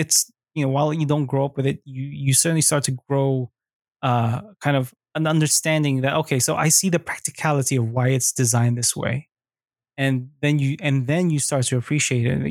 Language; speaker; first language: English; non-native, local second language; Filipino